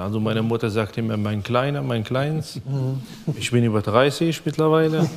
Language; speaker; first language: German; non-native, fluent; Arabic